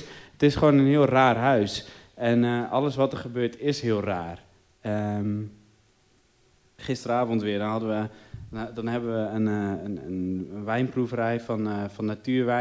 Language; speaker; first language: Dutch; native; Dutch